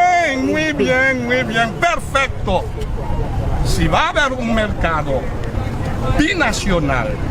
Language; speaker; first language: Spanish; non-native, fluent; Haitian Creole